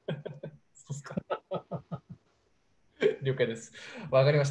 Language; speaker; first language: Japanese; native; Japanese